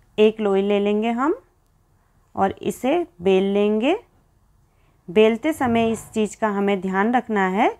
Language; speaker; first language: Hindi; native; Hindi